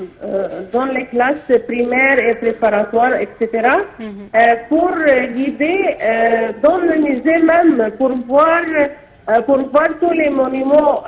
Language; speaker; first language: French; non-native, fluent; Arabic